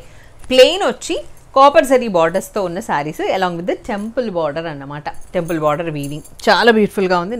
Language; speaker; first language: Telugu; native; Telugu